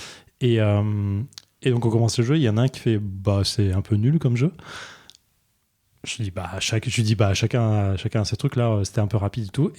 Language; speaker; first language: French; native; French